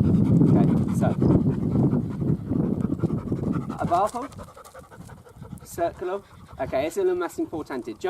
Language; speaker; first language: Spanish; non-native, learner; English